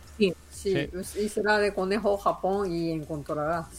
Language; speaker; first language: Spanish; non-native, learner; Japanese